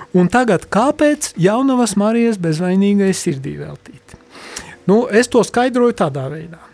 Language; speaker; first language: Latvian; non-native, local second language; Polish